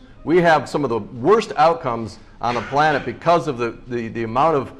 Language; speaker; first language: English; native; English